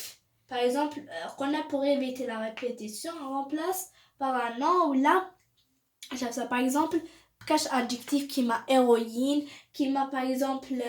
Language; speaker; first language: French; non-native, local second language; Arabic